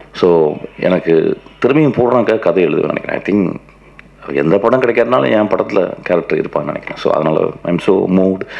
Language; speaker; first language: Tamil; non-native, local second language; Malayalam